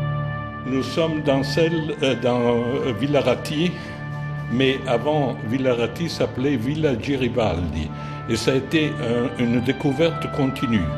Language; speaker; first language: French; non-native, fluent; Italian